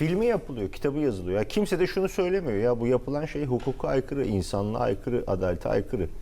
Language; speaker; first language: Turkish; native; Turkish